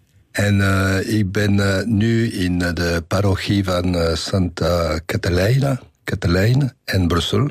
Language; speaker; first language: Dutch; non-native, learner; French